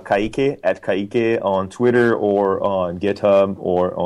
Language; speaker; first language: English; non-native, fluent; Portuguese